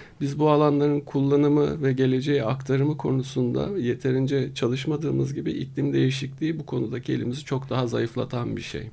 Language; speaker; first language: Turkish; native; Turkish